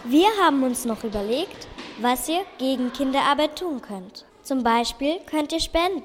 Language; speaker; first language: German; native; German